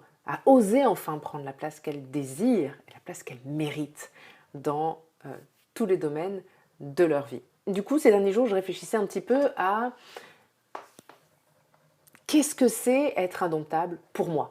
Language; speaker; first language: French; native; French